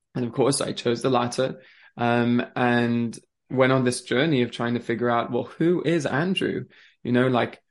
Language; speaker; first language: English; early bilingual, other home language; French